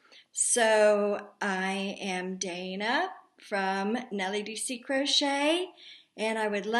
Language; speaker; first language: English; native; English